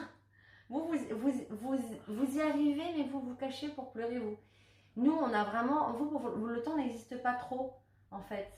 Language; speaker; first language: French; native; French